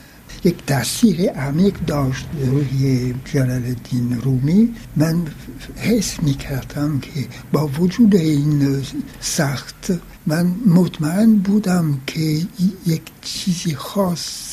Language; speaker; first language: Persian; non-native, fluent; French